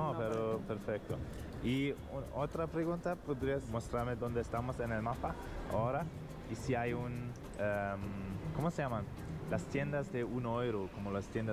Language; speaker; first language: Spanish; non-native, fluent; German